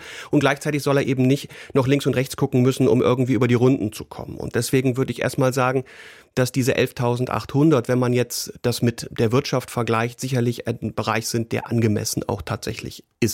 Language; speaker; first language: German; native; German